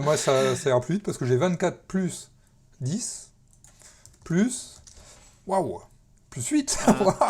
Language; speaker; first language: French; native; French